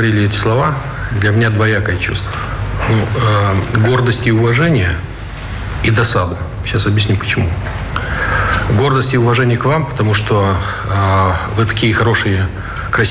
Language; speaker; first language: Russian; non-native, local second language; Romanian